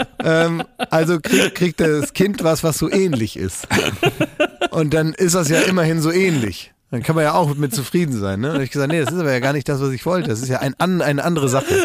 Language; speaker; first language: German; native; German